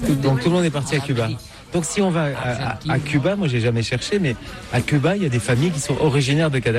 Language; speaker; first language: French; native; French